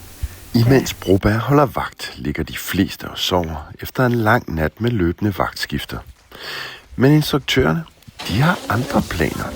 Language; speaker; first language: Danish; native; Danish